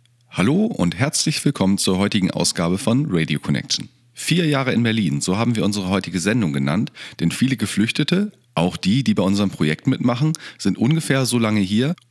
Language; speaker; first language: German; native; German